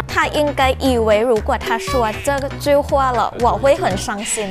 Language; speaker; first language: Chinese; non-native, fluent; Thai